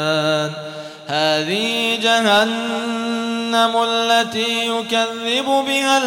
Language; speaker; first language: Arabic; native; Arabic